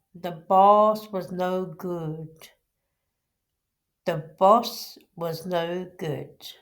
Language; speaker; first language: English; non-native, local second language; Urdu